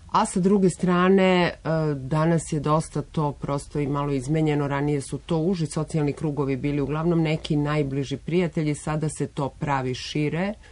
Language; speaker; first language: Serbian; native; Serbian